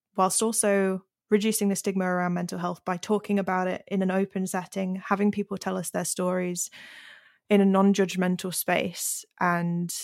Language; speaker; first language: English; native; English